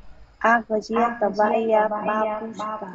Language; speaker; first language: Russian; non-native, learner; Vietnamese